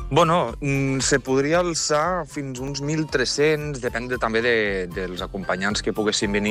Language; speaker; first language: Catalan; native; Catalan